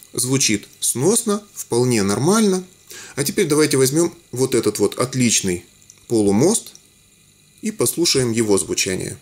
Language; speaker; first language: Russian; native; Russian